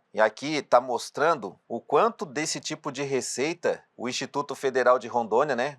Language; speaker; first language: Portuguese; native; Portuguese